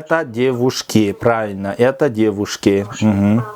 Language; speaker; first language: Russian; non-native, fluent; Kyrgyz